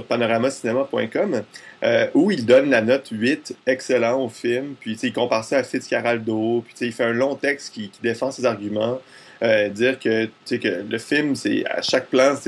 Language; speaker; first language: French; native; French